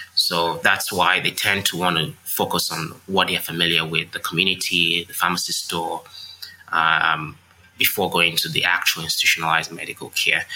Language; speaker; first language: English; non-native, local second language; Yoruba